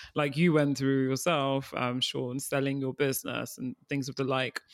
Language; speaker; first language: English; early bilingual, other home language; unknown